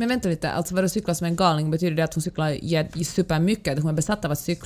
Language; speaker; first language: Swedish; native; Swedish